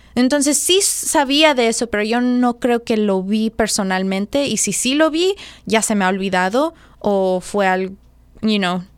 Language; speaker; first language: Spanish; early bilingual, heritage; Spanish